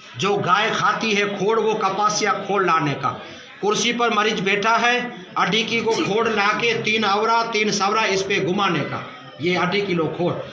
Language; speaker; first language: Hindi; non-native, local second language; Gujarati